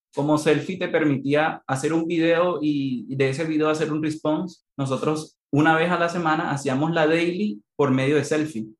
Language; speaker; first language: Spanish; native; Spanish